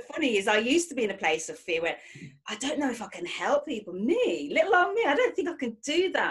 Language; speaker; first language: English; native; English